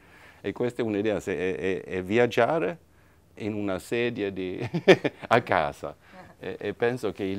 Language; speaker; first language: Italian; non-native, fluent; Swedish